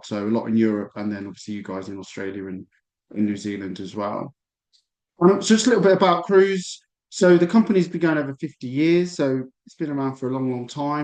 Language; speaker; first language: English; native; English